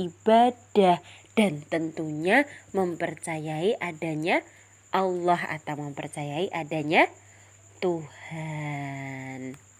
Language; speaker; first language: Indonesian; native; Indonesian